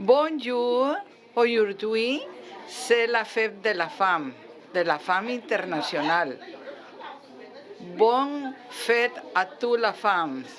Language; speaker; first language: French; non-native, learner; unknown